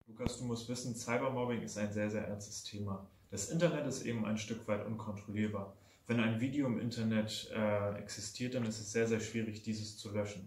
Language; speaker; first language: German; native; German